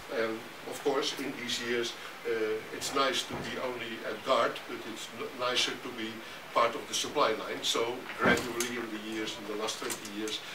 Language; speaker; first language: English; non-native, fluent; Dutch